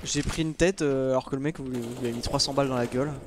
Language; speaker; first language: French; native; French